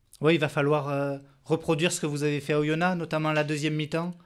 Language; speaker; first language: French; native; French